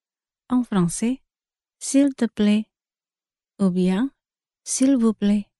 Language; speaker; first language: French; non-native, fluent; Indonesian